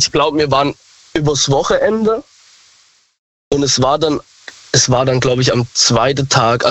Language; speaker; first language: German; native; German